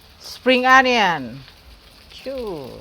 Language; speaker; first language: English; non-native, learner; Thai